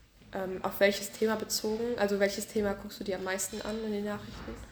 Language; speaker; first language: German; native; German